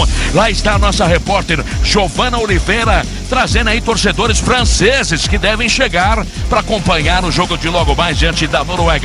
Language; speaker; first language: Portuguese; native; Portuguese